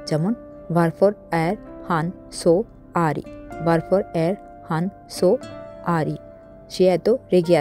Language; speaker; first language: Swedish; non-native, fluent; Bangla